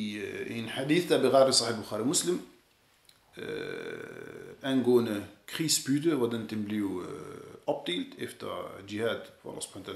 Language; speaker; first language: Danish; early bilingual, other home language; Arabic